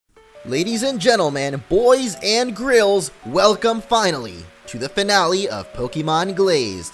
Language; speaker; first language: English; native; English